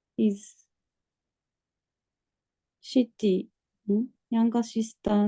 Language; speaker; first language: English; non-native, learner; Japanese